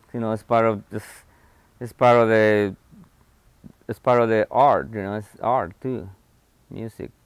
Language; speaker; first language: English; non-native, fluent; Spanish